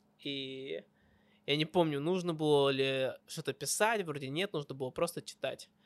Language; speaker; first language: Russian; early bilingual, heritage; Russian